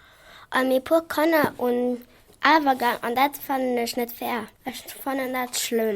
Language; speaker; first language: German; non-native, local second language; Luxembourgish